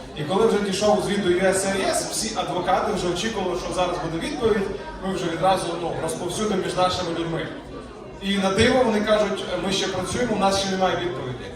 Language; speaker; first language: Ukrainian; native; Ukrainian